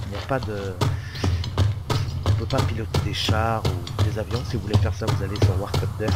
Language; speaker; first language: French; native; French